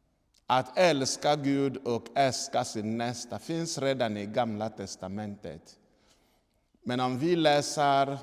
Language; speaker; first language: Swedish; non-native, fluent; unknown